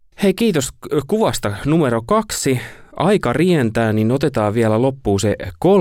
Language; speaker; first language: Finnish; native; Finnish